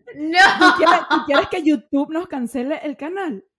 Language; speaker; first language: Spanish; native; Spanish